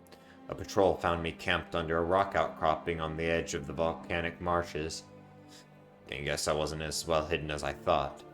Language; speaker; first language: English; native; English